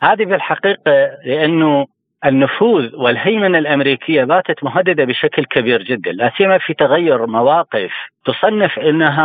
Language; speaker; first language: Arabic; native; Arabic